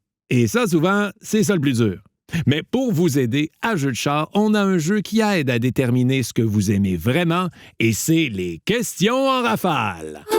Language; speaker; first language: French; native; French